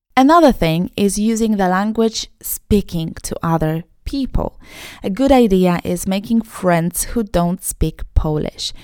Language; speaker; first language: English; non-native, fluent; Polish